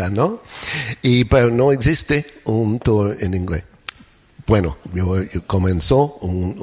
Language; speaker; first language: Spanish; non-native, learner; English